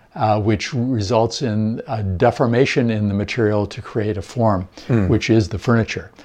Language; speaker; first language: English; native; English